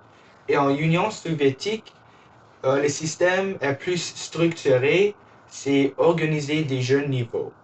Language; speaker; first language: French; non-native, learner; English